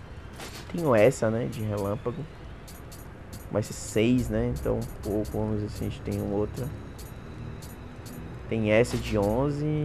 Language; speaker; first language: Portuguese; native; Portuguese